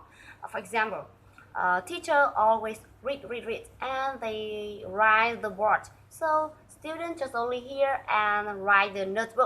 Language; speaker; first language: English; non-native, learner; Vietnamese